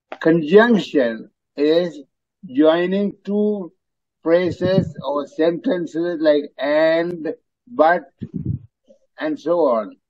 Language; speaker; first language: English; non-native, fluent; Tamil